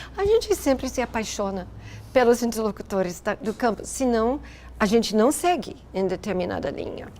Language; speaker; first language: Portuguese; non-native, fluent; English